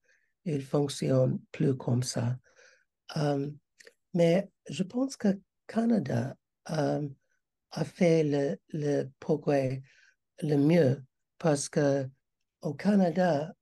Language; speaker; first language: French; non-native, learner; English